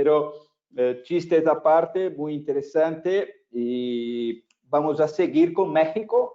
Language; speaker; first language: Spanish; non-native, fluent; Portuguese